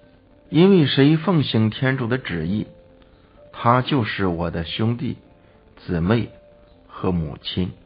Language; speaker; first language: Chinese; native; Chinese